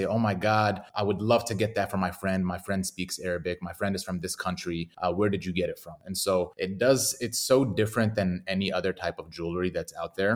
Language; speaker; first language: English; native; English